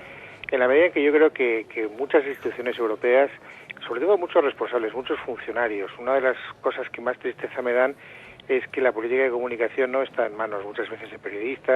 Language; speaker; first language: Spanish; native; Spanish